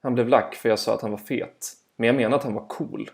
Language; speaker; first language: Swedish; native; Swedish